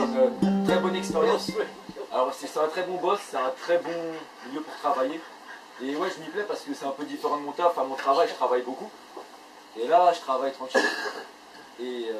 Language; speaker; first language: French; native; French